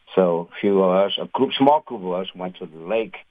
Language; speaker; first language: English; non-native, fluent; Khmer